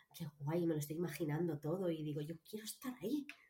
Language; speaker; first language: Spanish; native; Spanish